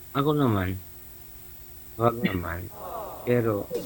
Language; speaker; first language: Filipino; non-native, local second language; Cebuano